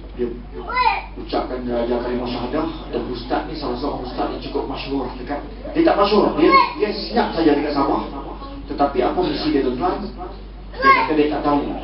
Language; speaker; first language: Malay; native; Malay